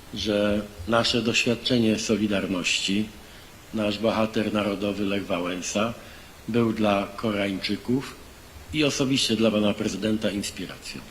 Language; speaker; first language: Polish; native; Polish